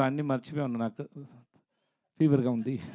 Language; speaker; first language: Telugu; non-native, learner; Tamil